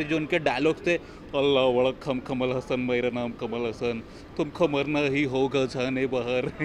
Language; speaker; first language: Hindi; native; Hindi